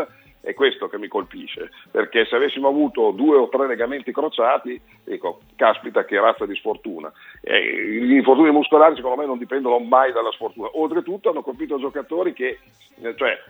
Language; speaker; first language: Italian; native; Italian